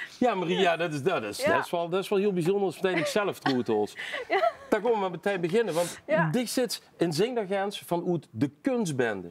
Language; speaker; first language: Dutch; non-native, local second language; Limburgish